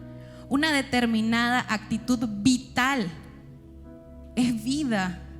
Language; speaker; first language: Spanish; native; Spanish